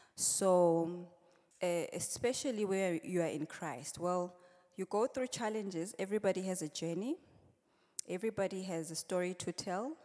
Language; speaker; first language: English; non-native, local second language; Swati